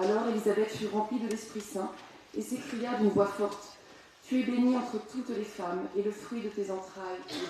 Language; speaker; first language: French; native; French